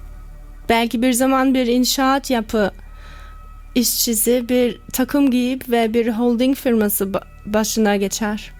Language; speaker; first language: Turkish; non-native, learner; German